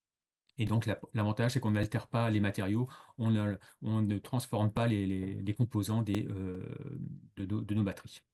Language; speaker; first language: French; native; French